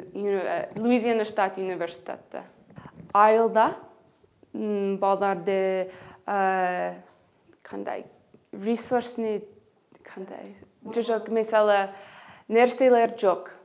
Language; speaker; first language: Kyrgyz; non-native, learner; English